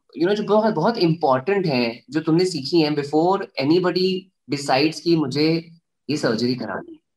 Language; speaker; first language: Hindi; native; Hindi